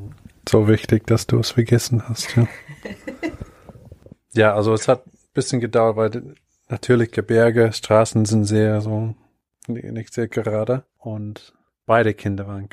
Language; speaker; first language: German; non-native, fluent; Bulgarian